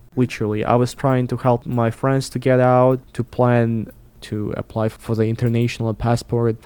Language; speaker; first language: English; non-native, fluent; Russian